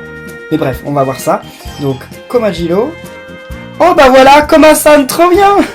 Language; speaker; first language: French; native; French